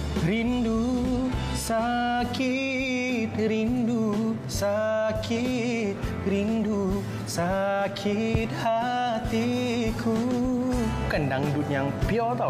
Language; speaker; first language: Malay; native; Malay